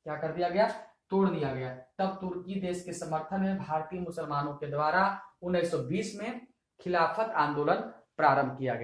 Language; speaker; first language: Hindi; native; Hindi